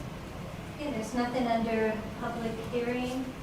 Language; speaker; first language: English; native; English